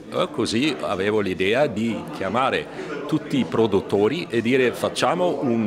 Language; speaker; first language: Italian; non-native, fluent; German